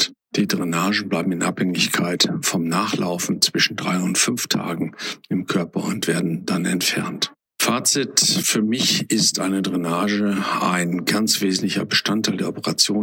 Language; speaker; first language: German; native; German